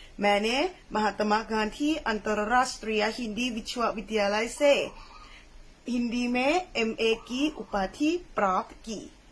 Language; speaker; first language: Hindi; non-native, fluent; Thai